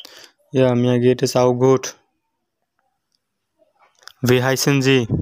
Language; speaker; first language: German; non-native, learner; Bangla